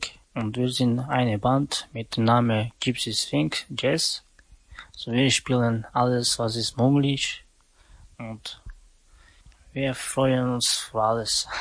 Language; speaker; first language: German; non-native, learner; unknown